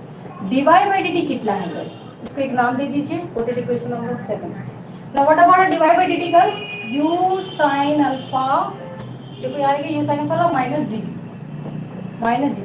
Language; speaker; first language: Hindi; native; Hindi